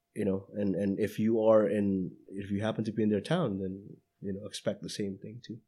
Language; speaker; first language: English; non-native, fluent; Indonesian